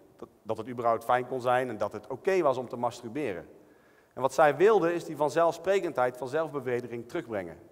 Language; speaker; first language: Dutch; native; Dutch